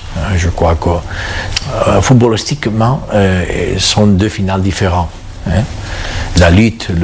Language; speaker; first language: French; non-native, fluent; Catalan